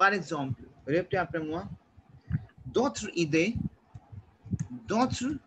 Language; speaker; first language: French; non-native, fluent; Hindi